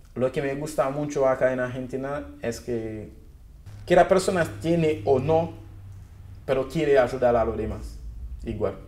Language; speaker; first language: Spanish; non-native, learner; Haitian Creole